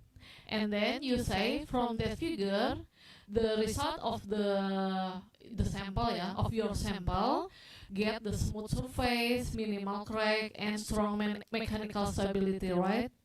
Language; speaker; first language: English; non-native, learner; Indonesian